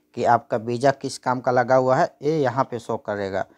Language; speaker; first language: Hindi; native; Hindi